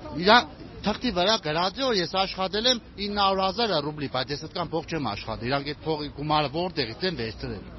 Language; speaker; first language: Armenian; native; Armenian